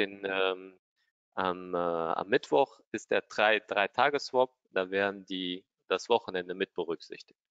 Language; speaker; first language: German; native; German